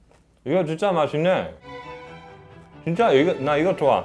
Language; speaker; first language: Korean; non-native, fluent; English